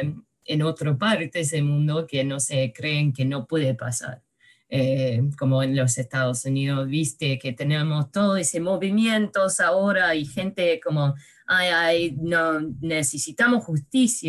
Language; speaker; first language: Spanish; early bilingual, heritage; English